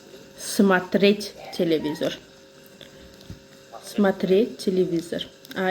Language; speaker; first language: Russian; non-native, fluent; Azerbaijani